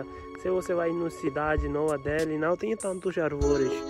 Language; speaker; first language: Portuguese; non-native, learner; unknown